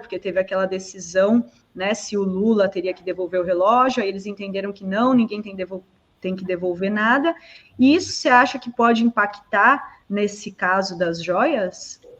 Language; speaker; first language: Portuguese; native; Portuguese